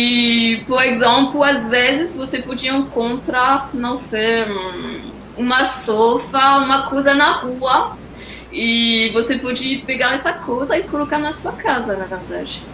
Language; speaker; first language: Portuguese; non-native, fluent; French